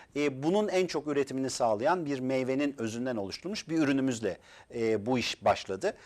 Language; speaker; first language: Turkish; native; Turkish